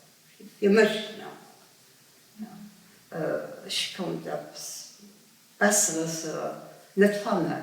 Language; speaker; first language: German; non-native, local second language; Luxembourgish